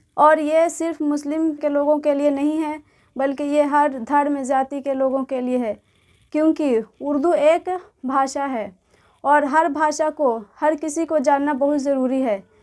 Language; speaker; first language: Hindi; native; Hindi